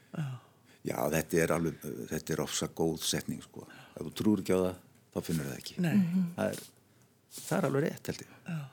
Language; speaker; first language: Icelandic; native; Icelandic